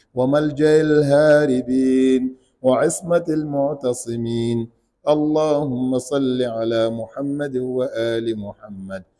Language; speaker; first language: Arabic; non-native, fluent; Ganda